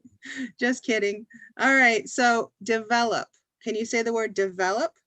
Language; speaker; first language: English; native; English